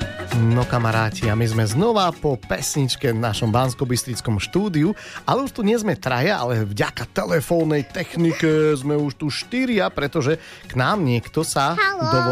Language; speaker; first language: Slovak; native; Slovak